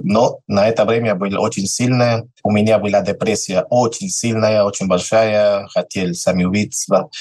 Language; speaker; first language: Russian; non-native, learner; Spanish